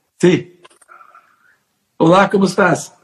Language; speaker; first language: Spanish; non-native, learner; Portuguese